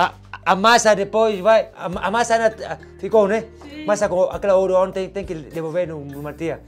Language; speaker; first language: Portuguese; non-native, learner; Vietnamese